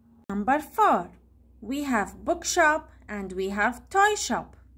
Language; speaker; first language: English; non-native, fluent; Arabic